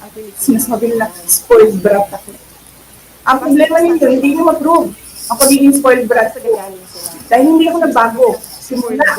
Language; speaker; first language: Filipino; non-native, local second language; Cebuano